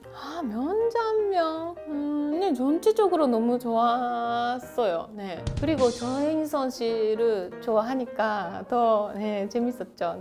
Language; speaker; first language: Korean; non-native, fluent; Japanese